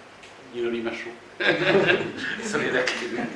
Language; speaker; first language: Japanese; non-native, fluent; French